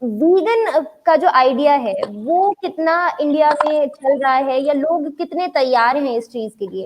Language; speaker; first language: Hindi; native; Hindi